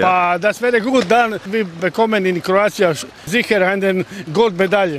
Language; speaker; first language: German; non-native, learner; Croatian